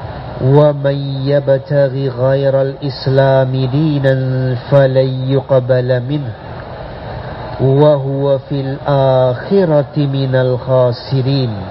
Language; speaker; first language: Arabic; non-native, fluent; Indonesian